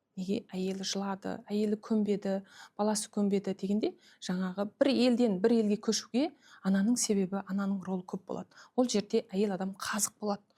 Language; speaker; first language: Kazakh; early bilingual, heritage; Kazakh